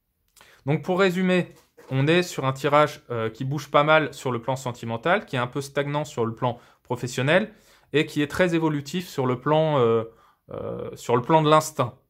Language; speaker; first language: French; native; French